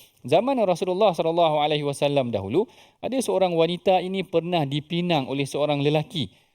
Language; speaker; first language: Malay; native; Malay